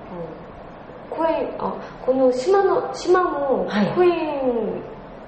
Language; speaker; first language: Japanese; non-native, learner; Korean